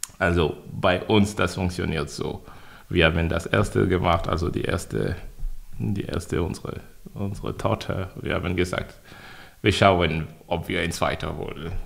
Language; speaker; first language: German; non-native, fluent; French